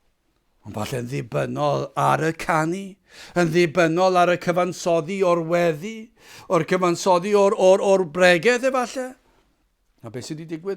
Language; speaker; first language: Welsh; native; Welsh